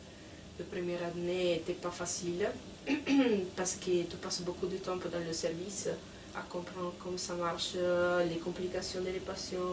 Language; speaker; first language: French; non-native, fluent; Italian